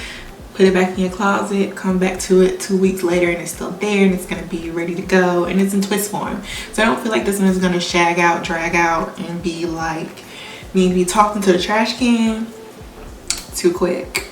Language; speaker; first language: English; native; English